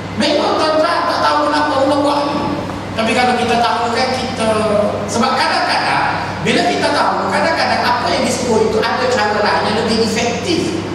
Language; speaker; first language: Malay; native; Malay